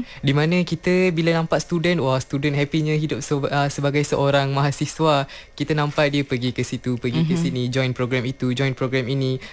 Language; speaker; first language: Malay; non-native, local second language; Tamil